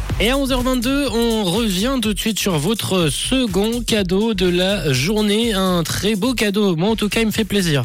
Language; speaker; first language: French; native; French